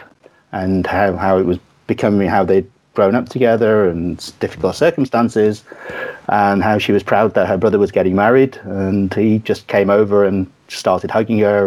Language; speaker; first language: English; native; English